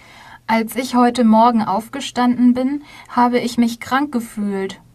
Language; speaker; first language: German; non-native, learner; Korean